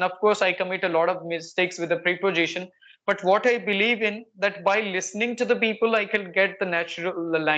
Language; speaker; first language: English; non-native, local second language; Hindi